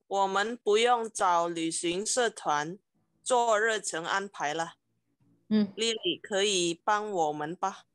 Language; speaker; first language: Chinese; non-native, learner; Indonesian